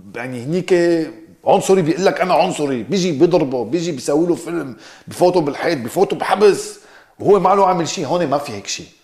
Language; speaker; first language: Arabic; early bilingual, heritage; Arabic